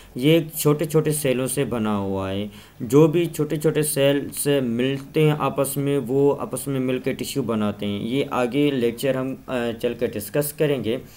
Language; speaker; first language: Urdu; non-native, local second language; Sindhi